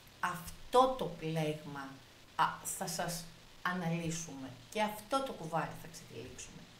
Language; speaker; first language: Greek; native; Greek